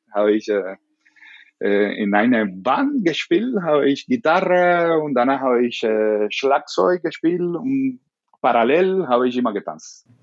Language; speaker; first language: German; non-native, learner; Spanish